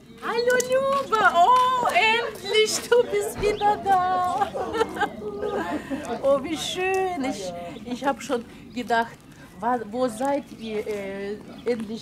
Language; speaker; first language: German; non-native, fluent; Russian